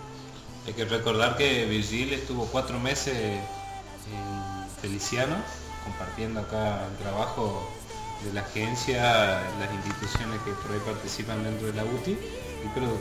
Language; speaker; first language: Spanish; native; Spanish